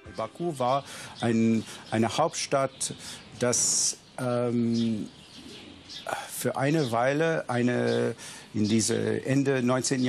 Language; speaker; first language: German; non-native, fluent; English